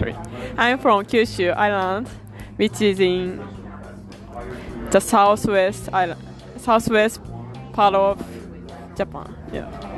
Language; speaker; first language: English; non-native, learner; Japanese